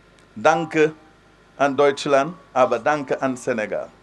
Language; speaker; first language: German; non-native, fluent; Wolof